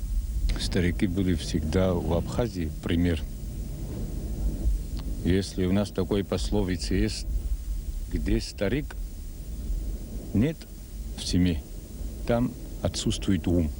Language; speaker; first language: Russian; non-native, local second language; Abkhazian